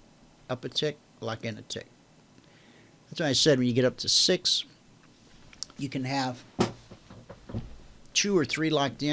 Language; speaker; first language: English; native; English